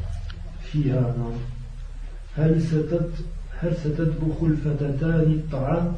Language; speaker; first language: Arabic; non-native, learner; French